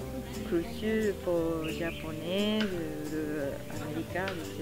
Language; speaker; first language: French; non-native, learner; Japanese